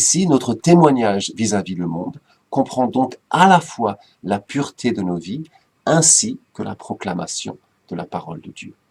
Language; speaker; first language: French; native; French